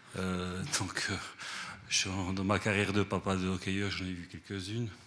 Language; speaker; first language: French; early bilingual, other home language; Spanish